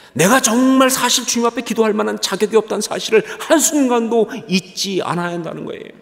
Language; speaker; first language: Korean; native; Korean